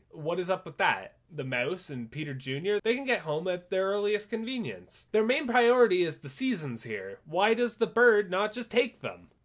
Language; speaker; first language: English; native; English